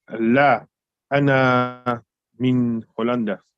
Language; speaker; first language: Arabic; non-native, learner; Dutch